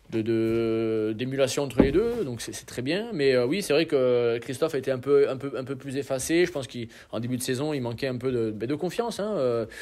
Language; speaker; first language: French; native; French